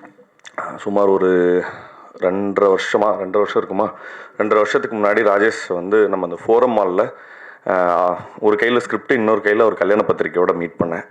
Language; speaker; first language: Tamil; native; Tamil